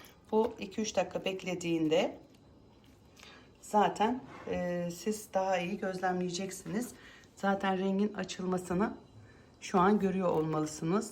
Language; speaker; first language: Turkish; native; Turkish